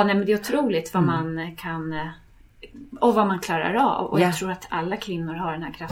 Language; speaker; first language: Swedish; native; Swedish